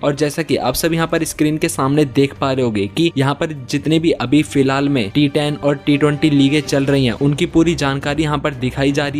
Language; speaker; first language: Hindi; native; Hindi